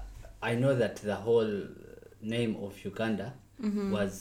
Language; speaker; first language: English; non-native, local second language; Nyankole